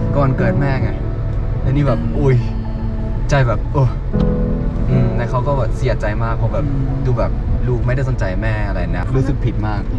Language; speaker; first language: Thai; non-native, fluent; German